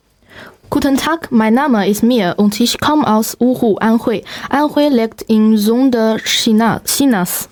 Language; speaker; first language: German; non-native, learner; Chinese